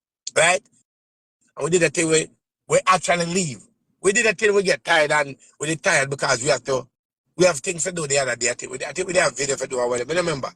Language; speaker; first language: English; native; English